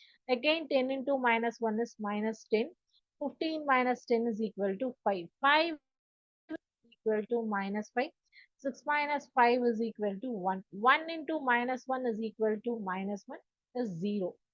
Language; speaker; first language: English; non-native, local second language; Tamil